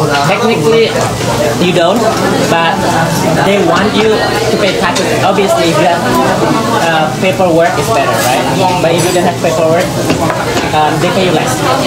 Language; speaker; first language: English; non-native, fluent; Indonesian